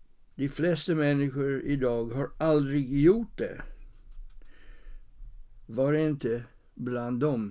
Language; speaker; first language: Swedish; non-native, fluent; English